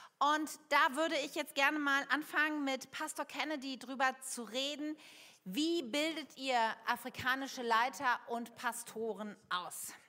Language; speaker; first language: German; native; German